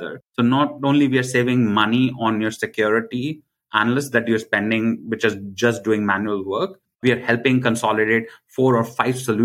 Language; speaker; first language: English; non-native, local second language; Hindi